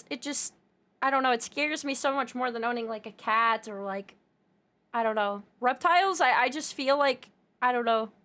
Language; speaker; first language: English; native; English